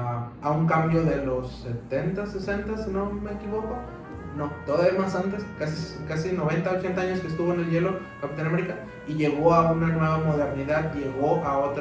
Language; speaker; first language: Spanish; native; Spanish